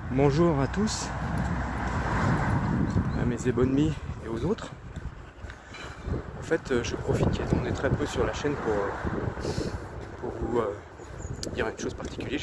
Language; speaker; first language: French; native; French